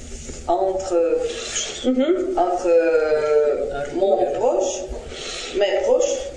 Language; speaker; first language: French; non-native, learner; Russian